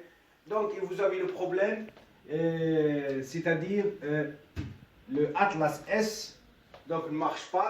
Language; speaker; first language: French; non-native, local second language; Arabic